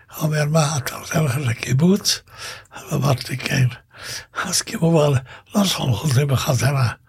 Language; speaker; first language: Hebrew; non-native, fluent; Hungarian